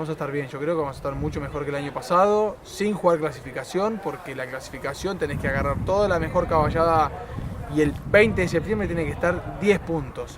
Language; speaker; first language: Spanish; native; Spanish